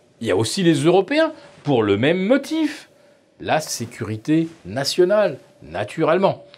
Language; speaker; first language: French; native; French